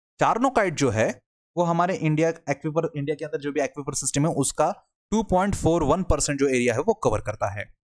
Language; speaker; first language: Hindi; non-native, local second language; Marathi